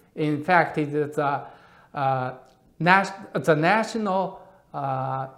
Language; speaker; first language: English; non-native, learner; Chinese